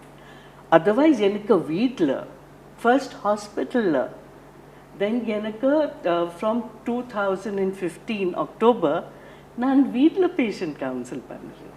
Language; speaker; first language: Tamil; non-native, learner; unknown